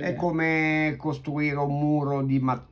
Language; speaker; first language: Italian; native; Italian